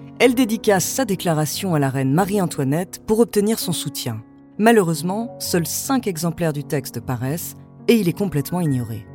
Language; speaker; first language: French; native; French